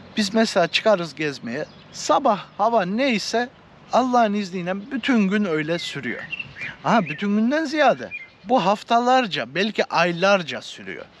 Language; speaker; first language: Turkish; early bilingual, heritage; Turkish